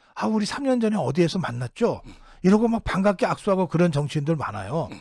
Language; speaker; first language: Korean; native; Korean